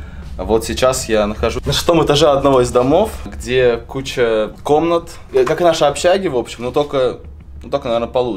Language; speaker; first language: Russian; native; Russian